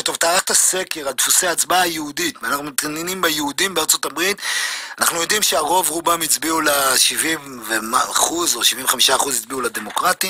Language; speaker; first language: Hebrew; native; Hebrew